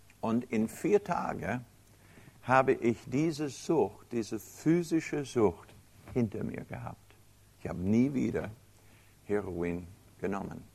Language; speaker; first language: German; non-native, fluent; English